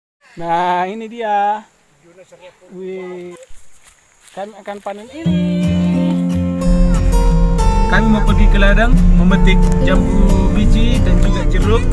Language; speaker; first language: Indonesian; non-native, local second language; Batak Toba